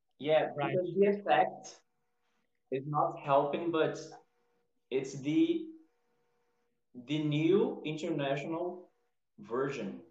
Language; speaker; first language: English; non-native, fluent; Portuguese